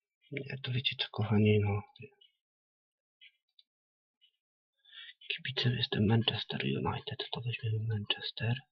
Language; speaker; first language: Polish; native; Polish